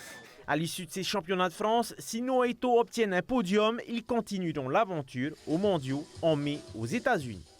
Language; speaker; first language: French; native; French